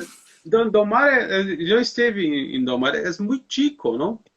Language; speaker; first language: Spanish; non-native, learner; Portuguese